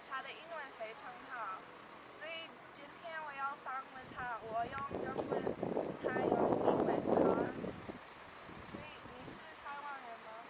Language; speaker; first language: Chinese; non-native, learner; English